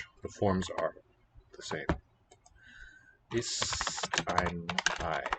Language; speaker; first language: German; non-native, learner; English